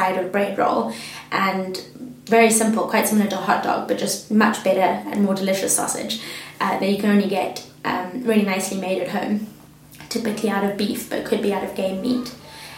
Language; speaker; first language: English; native; English